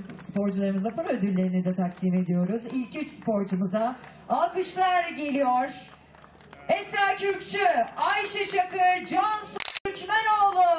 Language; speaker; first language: Turkish; native; Turkish